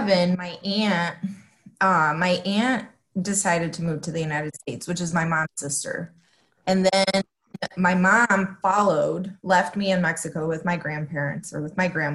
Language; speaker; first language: English; early bilingual, other home language; Spanish